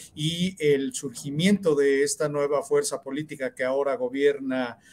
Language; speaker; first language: Spanish; native; Spanish